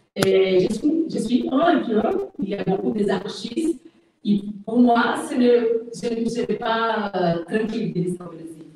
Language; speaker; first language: French; non-native, fluent; Portuguese